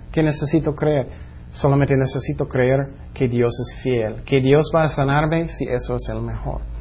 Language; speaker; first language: Spanish; non-native, fluent; English